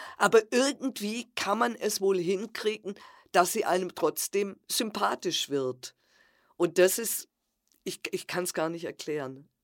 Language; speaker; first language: German; native; German